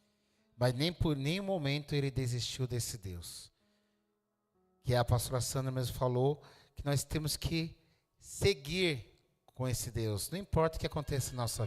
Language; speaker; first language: Portuguese; native; Portuguese